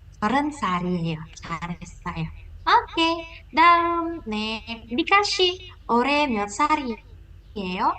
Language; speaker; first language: Korean; non-native, fluent; Indonesian